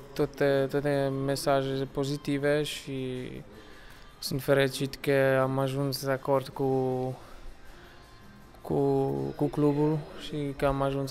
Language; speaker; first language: Romanian; non-native, learner; Slovak